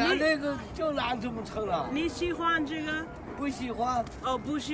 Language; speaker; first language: Chinese; non-native, learner; English